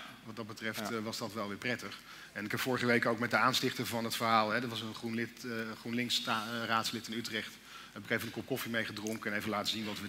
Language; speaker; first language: Dutch; native; Dutch